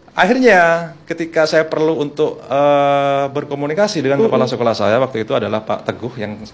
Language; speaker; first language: Indonesian; non-native, local second language; Madurese